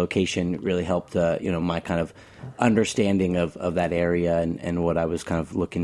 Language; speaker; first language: English; native; English